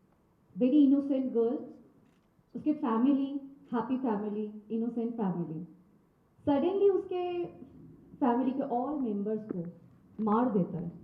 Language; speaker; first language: Hindi; non-native, local second language; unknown